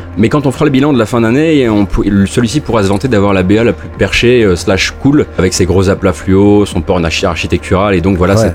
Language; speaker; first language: French; native; French